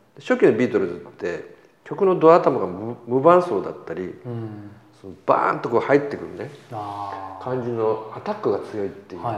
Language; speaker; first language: Japanese; native; Japanese